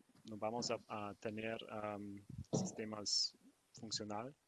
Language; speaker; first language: Spanish; non-native, learner; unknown